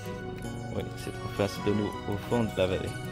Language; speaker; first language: French; non-native, fluent; Vietnamese